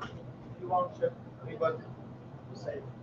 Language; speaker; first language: English; non-native, learner; French